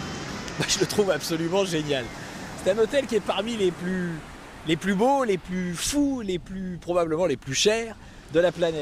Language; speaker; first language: French; native; French